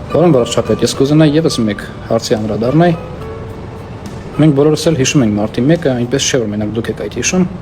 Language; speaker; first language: Armenian; non-native, local second language; Kurdish